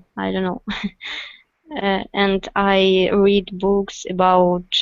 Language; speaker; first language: English; non-native, learner; Russian